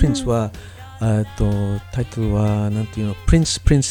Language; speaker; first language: Japanese; non-native, learner; English